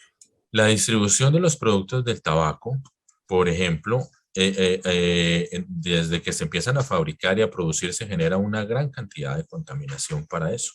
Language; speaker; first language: Spanish; native; Spanish